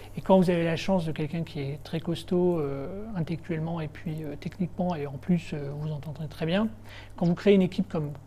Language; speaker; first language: French; native; French